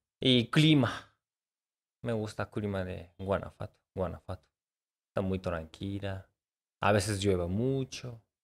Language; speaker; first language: Spanish; non-native, learner; Japanese